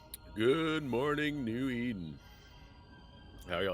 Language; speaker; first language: English; native; English